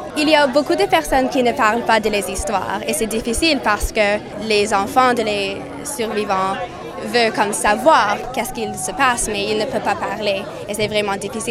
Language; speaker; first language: French; non-native, learner; English